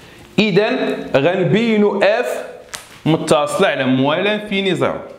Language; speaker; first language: Arabic; native; Arabic